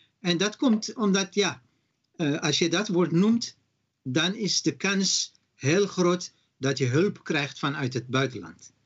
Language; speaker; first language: Dutch; non-native, fluent; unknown